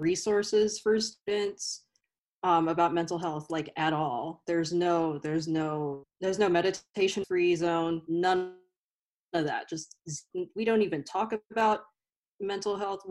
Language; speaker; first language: English; native; English